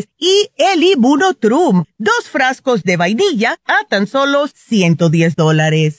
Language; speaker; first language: Spanish; native; Spanish